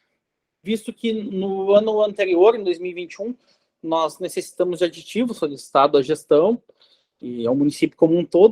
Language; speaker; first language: Portuguese; native; Portuguese